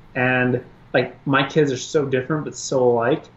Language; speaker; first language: English; early bilingual, other home language; Albanian